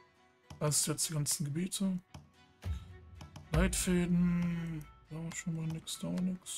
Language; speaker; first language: German; native; German